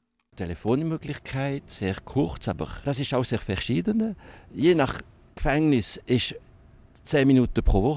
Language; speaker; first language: German; non-native, local second language; French